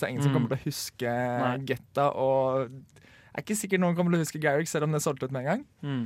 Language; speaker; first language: Norwegian; native; Norwegian